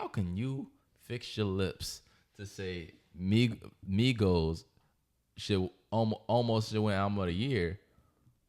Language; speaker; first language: English; native; English